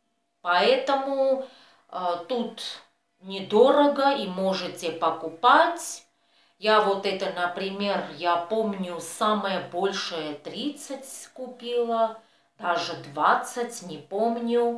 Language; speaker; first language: Russian; non-native, fluent; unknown